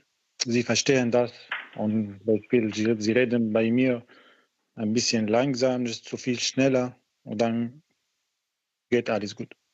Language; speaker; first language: German; non-native, learner; Arabic